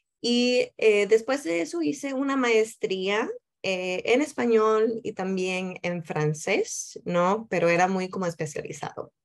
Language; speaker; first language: Spanish; early bilingual, heritage; Spanish